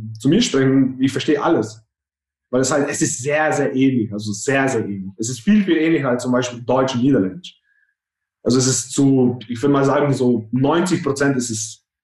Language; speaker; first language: German; non-native, fluent; Slovenian